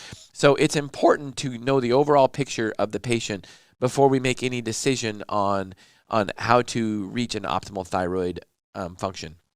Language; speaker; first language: English; native; English